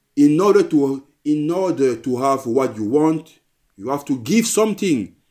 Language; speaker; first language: English; non-native, local second language; Basaa